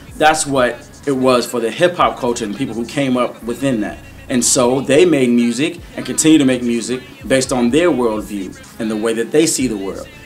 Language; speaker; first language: English; native; English